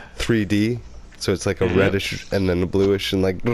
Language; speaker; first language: English; native; English